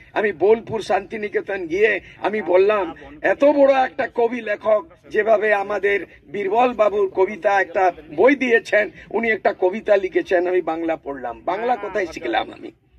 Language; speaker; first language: Bangla; non-native, local second language; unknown